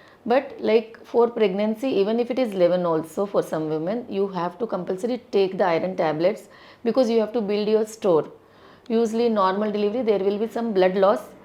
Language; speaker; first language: English; non-native, local second language; Telugu